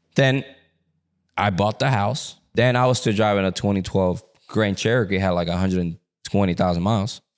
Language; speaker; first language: English; early bilingual, other home language; Spanish